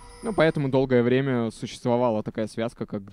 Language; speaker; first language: Russian; native; Russian